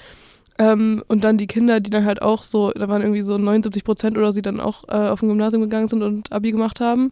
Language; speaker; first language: German; native; German